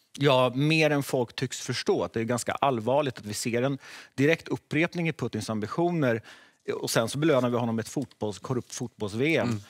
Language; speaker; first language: Swedish; early bilingual, other home language; Czech